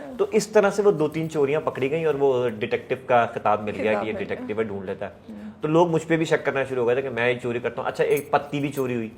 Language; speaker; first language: Urdu; native; Urdu